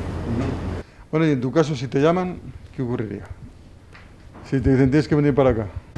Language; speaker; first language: Spanish; native; Spanish